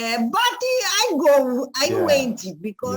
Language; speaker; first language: English; non-native, learner; Portuguese